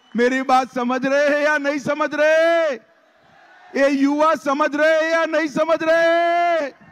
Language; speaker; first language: Hindi; non-native, local second language; Gujarati